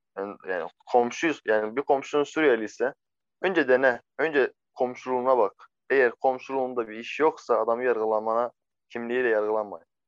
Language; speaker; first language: Turkish; non-native, fluent; Arabic